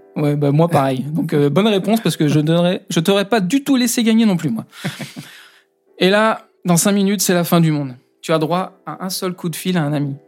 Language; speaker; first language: French; native; French